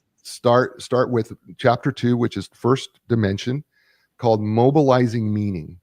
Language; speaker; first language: English; native; English